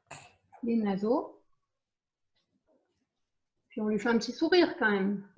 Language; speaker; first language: French; native; French